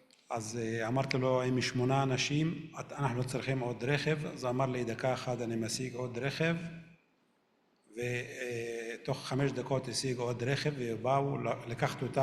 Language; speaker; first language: Hebrew; non-native, local second language; Arabic